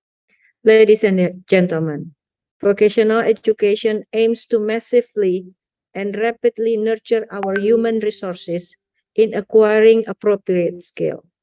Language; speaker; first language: English; non-native, fluent; Indonesian